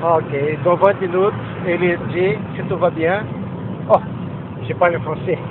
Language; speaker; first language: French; non-native, learner; Portuguese